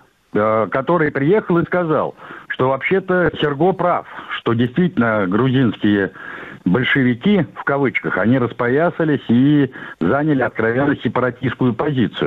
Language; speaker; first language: Russian; native; Russian